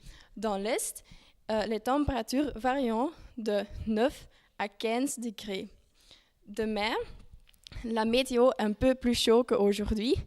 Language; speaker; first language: French; non-native, learner; Dutch